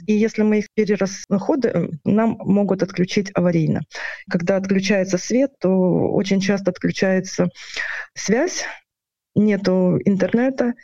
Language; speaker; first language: Russian; non-native, local second language; Ukrainian